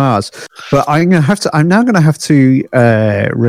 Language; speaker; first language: English; native; English